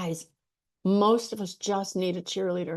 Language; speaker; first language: English; native; English